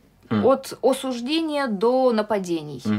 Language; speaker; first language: Russian; native; Russian